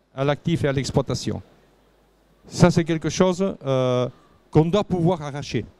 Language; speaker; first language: French; native; French